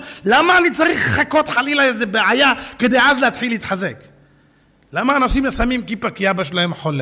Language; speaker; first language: Hebrew; native; Hebrew